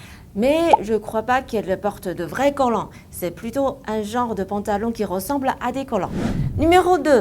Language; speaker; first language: French; non-native, fluent; Chinese